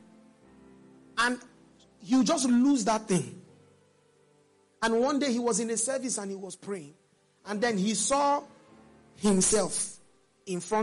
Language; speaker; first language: English; non-native, local second language; Yoruba